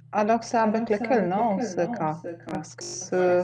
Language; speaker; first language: French; non-native, fluent; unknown